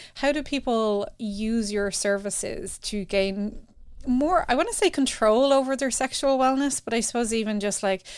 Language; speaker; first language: English; native; English